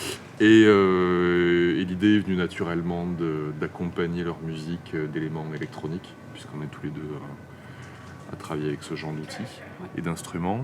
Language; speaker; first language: French; native; French